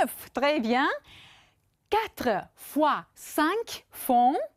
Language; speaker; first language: French; non-native, fluent; Romanian